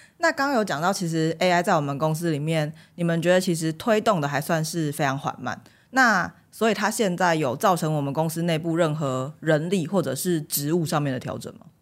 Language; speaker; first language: Chinese; native; Chinese